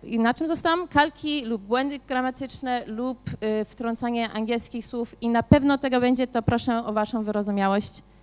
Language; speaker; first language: Polish; early bilingual, heritage; Polish